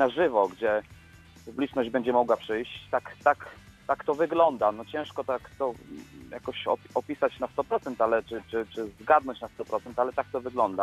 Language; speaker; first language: Polish; native; Polish